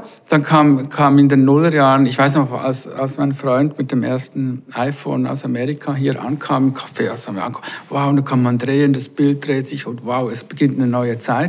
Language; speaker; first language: German; native; German